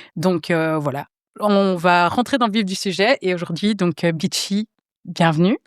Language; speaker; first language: French; native; French